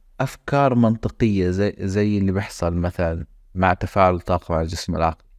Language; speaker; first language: Arabic; native; Arabic